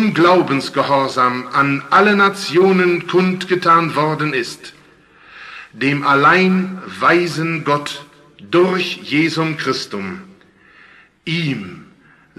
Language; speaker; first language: German; native; German